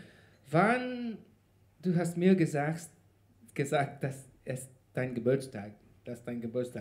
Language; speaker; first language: German; non-native, learner; Spanish